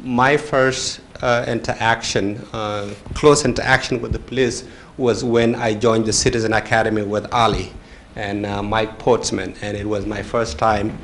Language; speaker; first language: English; non-native, fluent; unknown